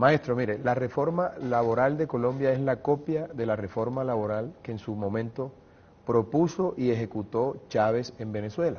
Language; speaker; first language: Spanish; native; Spanish